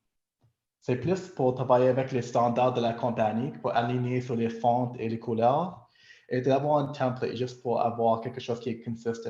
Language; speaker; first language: French; non-native, local second language; English